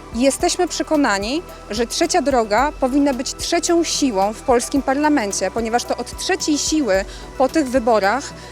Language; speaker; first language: Polish; native; Polish